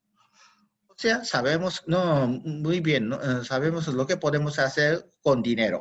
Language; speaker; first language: Spanish; non-native, fluent; Japanese